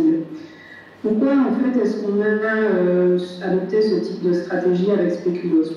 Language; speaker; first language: French; native; French